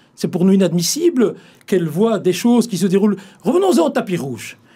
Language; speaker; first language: French; native; French